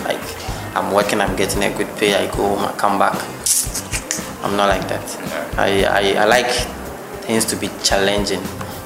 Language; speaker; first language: English; non-native, local second language; Akan